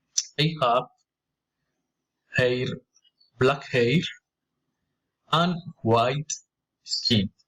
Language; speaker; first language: English; non-native, learner; Spanish